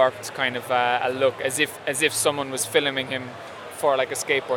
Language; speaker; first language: English; native; English